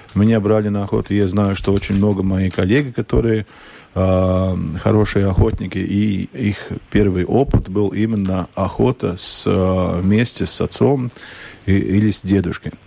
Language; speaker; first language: Russian; non-native, local second language; Latvian